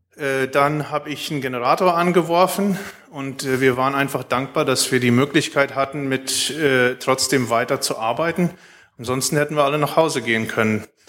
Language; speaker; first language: German; early bilingual, heritage; Plautdietsch